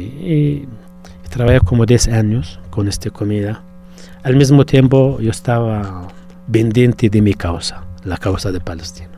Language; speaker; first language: Spanish; non-native, fluent; Arabic